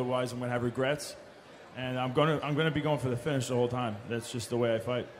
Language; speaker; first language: English; native; English